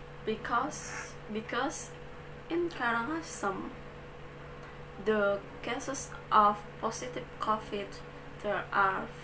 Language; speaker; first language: English; non-native, learner; Balinese